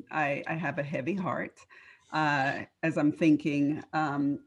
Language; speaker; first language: English; non-native, fluent; Spanish